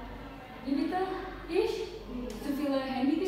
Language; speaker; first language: German; non-native, learner; Indonesian